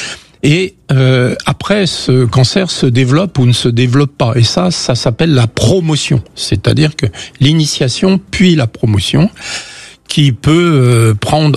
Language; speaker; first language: French; native; French